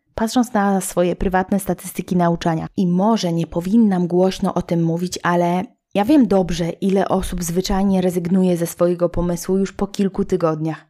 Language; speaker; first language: Polish; native; Polish